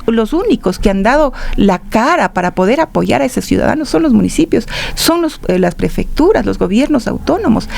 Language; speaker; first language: Spanish; native; Spanish